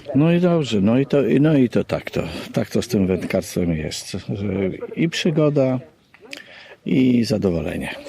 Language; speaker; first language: Polish; native; Polish